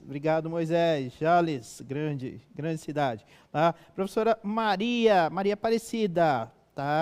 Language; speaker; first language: Portuguese; native; Portuguese